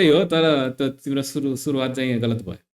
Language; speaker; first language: Nepali; native; Nepali